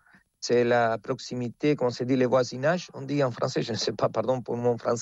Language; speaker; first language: French; non-native, fluent; Spanish